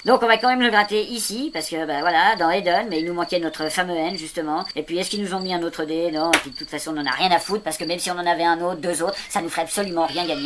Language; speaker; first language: French; native; French